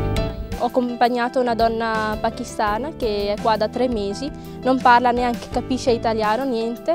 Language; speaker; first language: Italian; non-native, fluent; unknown